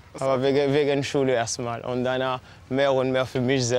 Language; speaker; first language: German; non-native, fluent; French